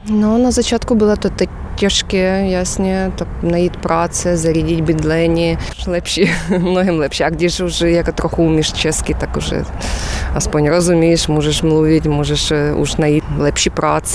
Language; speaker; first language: Czech; non-native, fluent; Ukrainian